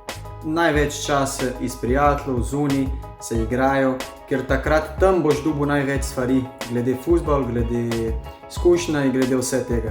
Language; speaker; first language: Slovenian; non-native, learner; Portuguese